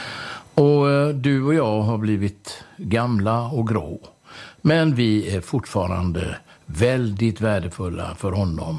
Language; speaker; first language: Swedish; native; Swedish